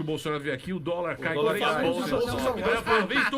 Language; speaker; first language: Portuguese; native; Portuguese